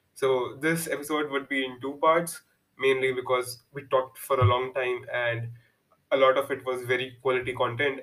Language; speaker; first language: English; non-native, local second language; Hindi